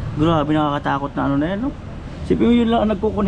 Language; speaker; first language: Filipino; native; Filipino